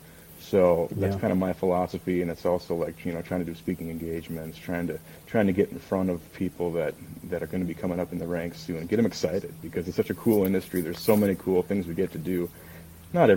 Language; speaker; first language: English; native; English